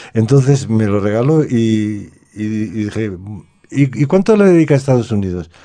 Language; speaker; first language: Spanish; native; Spanish